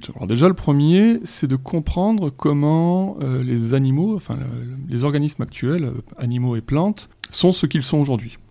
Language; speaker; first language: French; native; French